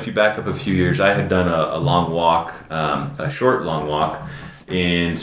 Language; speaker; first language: English; native; English